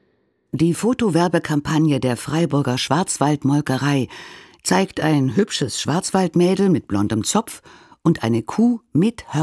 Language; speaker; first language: German; native; German